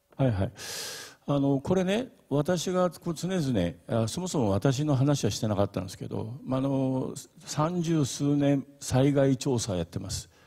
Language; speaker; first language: Japanese; native; Japanese